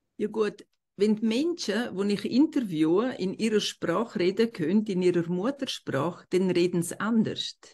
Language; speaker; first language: German; non-native, local second language; Romansh